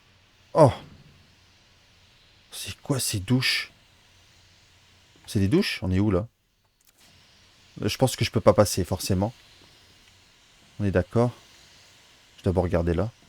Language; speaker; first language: French; native; French